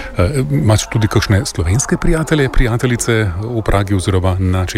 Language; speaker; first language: Slovenian; native; Slovenian